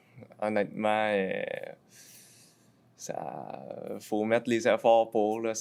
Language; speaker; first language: French; native; French